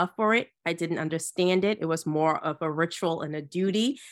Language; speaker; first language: English; early bilingual, other home language; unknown